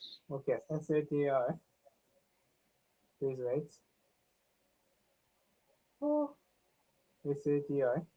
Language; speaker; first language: English; non-native, learner; Japanese